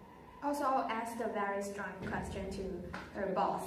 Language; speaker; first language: English; non-native, learner; Chinese